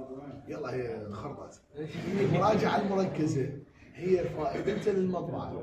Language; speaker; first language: Arabic; native; Arabic